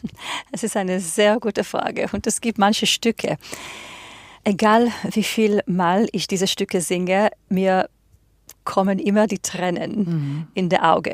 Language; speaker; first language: German; non-native, fluent; Hebrew